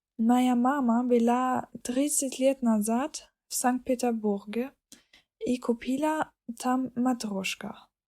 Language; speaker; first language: Russian; non-native, learner; German